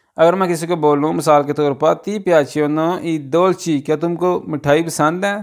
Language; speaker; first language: Urdu; non-native, local second language; Punjabi